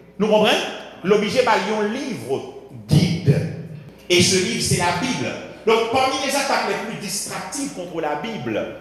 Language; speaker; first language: French; non-native, local second language; Haitian Creole